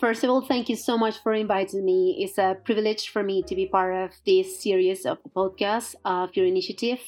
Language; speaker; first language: English; non-native, fluent; Spanish